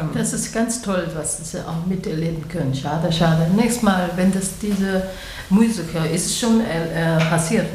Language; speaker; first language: German; non-native, learner; Chinese